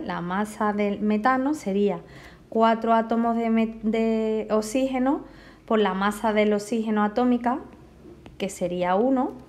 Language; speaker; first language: Spanish; native; Spanish